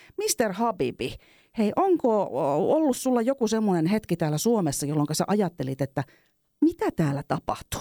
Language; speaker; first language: Finnish; native; Finnish